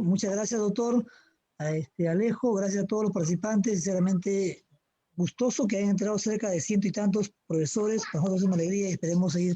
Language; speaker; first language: Spanish; native; Spanish